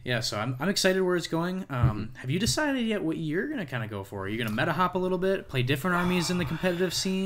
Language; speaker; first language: English; native; English